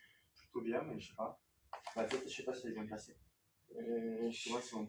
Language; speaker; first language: French; native; French